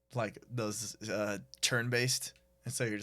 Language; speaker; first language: English; native; English